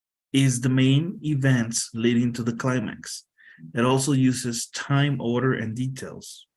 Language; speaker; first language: English; non-native, fluent; Spanish